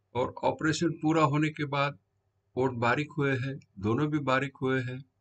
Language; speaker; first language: Hindi; non-native, local second language; Marathi